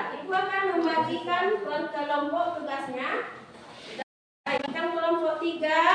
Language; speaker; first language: Indonesian; native; Indonesian